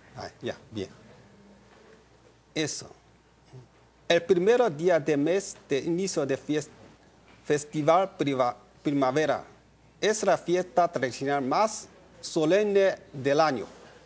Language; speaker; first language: Spanish; non-native, learner; Chinese